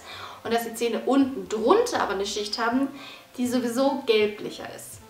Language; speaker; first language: German; native; German